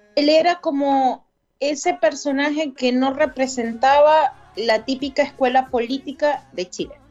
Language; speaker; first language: Spanish; native; Spanish